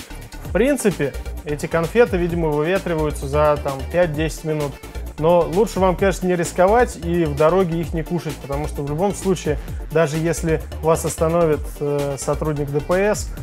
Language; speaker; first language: Russian; native; Russian